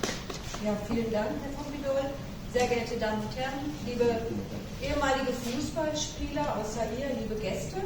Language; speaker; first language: German; native; German